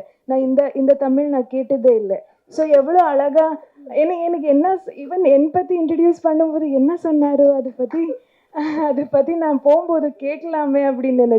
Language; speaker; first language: Tamil; non-native, learner; Kannada